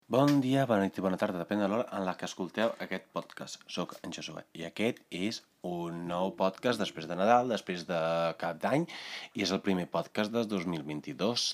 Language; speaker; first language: Catalan; non-native, fluent; Italian